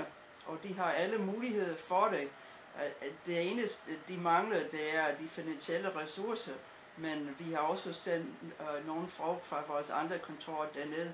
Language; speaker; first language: Danish; non-native, fluent; English